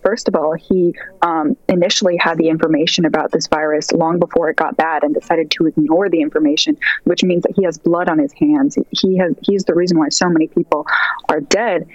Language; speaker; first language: English; native; English